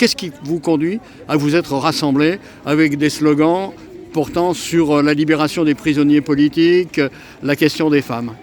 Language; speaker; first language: French; native; French